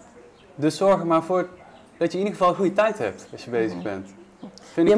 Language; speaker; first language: Dutch; native; Dutch